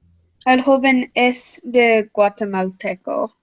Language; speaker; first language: Spanish; non-native, learner; English